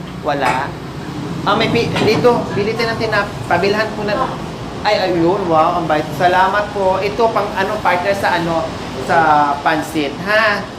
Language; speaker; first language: Filipino; non-native, local second language; Cebuano